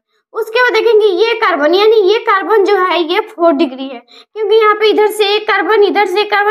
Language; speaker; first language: Hindi; native; Hindi